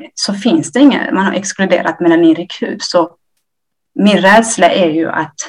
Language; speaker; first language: Swedish; early bilingual, other home language; Amharic